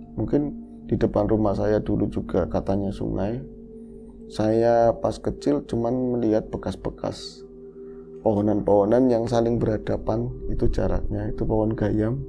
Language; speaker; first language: Indonesian; non-native, local second language; Javanese